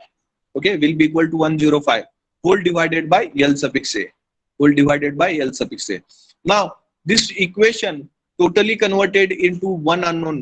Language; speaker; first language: English; non-native, local second language; Hindi